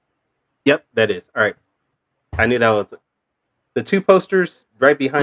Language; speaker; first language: English; native; English